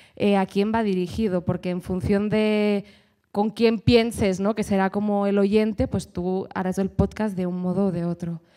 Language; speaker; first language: Spanish; native; Spanish